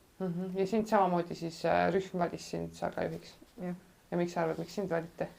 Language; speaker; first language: Estonian; native; Estonian